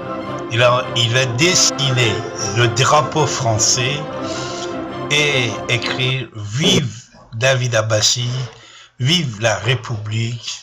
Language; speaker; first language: French; non-native, fluent; Persian